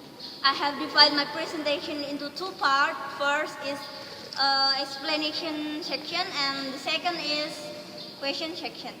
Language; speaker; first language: English; non-native, learner; Indonesian